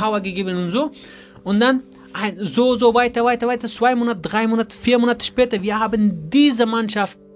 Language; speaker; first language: German; non-native, learner; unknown